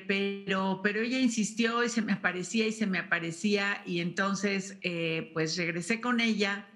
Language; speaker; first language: Spanish; native; Spanish